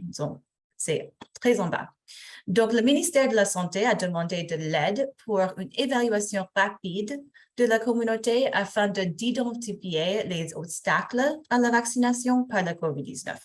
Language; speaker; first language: French; non-native, fluent; English